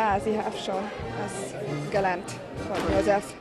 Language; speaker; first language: German; non-native, local second language; Hungarian